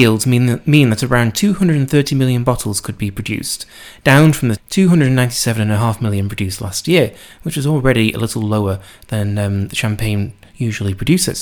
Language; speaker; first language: English; native; English